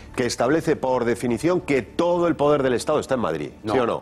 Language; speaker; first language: Spanish; native; Spanish